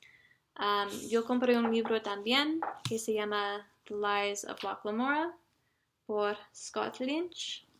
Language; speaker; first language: Spanish; non-native, learner; English